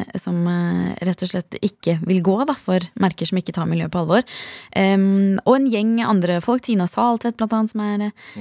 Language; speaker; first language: Norwegian; native; Norwegian